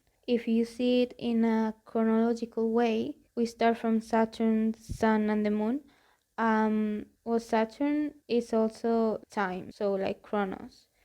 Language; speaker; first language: English; non-native, fluent; Spanish